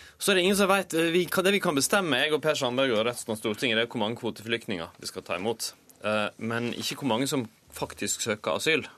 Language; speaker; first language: Norwegian; native; Norwegian